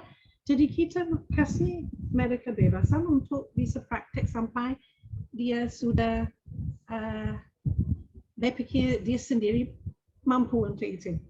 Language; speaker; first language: Indonesian; non-native, fluent; English